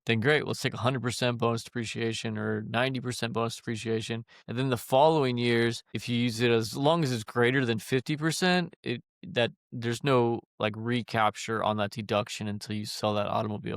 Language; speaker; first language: English; native; English